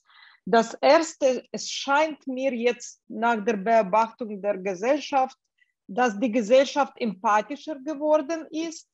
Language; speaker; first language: German; non-native, fluent; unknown